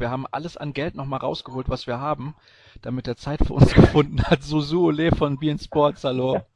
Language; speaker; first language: German; native; German